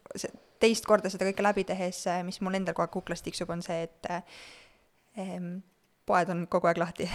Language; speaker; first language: Estonian; native; Estonian